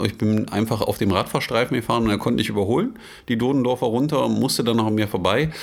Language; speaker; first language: German; native; German